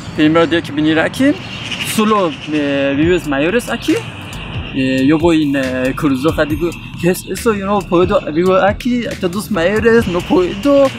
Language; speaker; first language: Spanish; non-native, learner; Persian